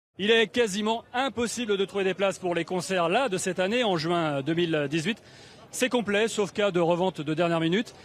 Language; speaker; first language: French; native; French